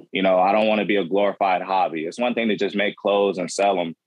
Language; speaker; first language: English; native; English